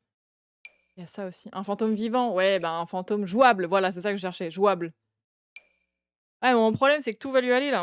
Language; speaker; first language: French; native; French